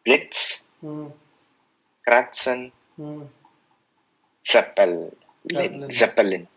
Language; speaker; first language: German; non-native, learner; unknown